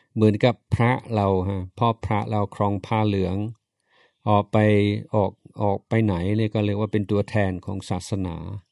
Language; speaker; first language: Thai; non-native, fluent; English